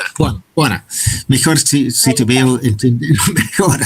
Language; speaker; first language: Spanish; non-native, fluent; German